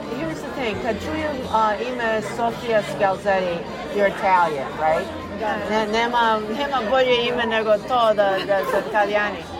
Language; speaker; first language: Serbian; early bilingual, heritage; Serbian